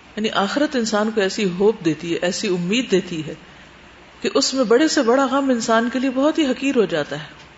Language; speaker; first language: Urdu; native; Urdu